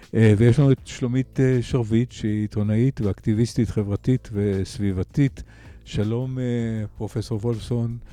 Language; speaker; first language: Hebrew; native; Hebrew